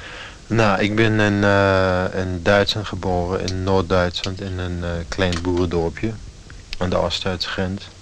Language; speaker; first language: Dutch; non-native, fluent; German